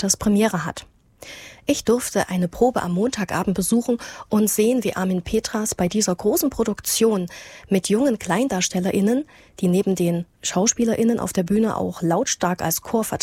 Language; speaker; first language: German; native; German